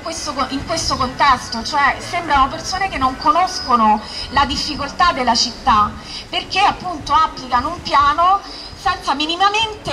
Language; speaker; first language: Italian; native; Italian